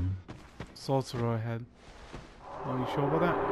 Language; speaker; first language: English; native; English